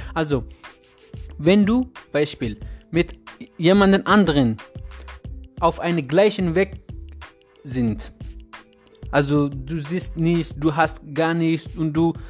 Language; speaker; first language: German; non-native, learner; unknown